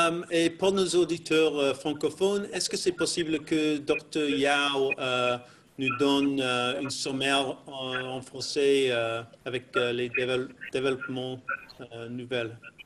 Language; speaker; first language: French; non-native, learner; English